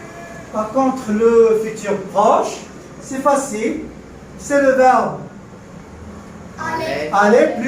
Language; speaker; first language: French; non-native, local second language; Arabic